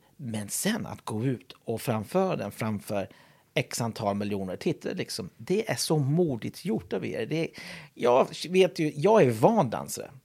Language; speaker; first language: Swedish; non-native, fluent; English